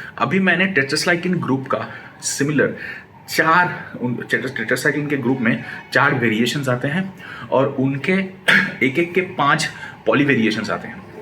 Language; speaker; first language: Hindi; non-native, local second language; Bangla